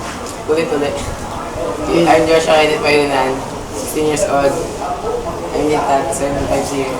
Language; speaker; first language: English; non-native, local second language; Filipino